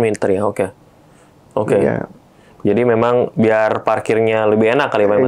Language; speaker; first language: Indonesian; native; Indonesian